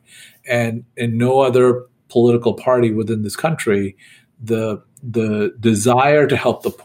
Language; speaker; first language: English; native; English